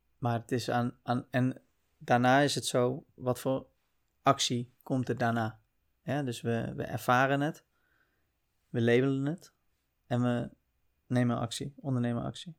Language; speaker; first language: Dutch; native; Dutch